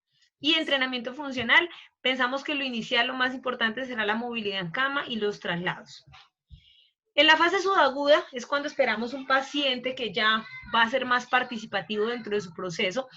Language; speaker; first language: Spanish; native; Spanish